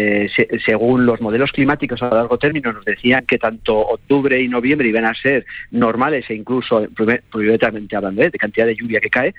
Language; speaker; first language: Spanish; native; Spanish